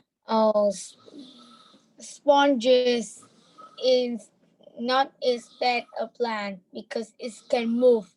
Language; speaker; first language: English; non-native, learner; Vietnamese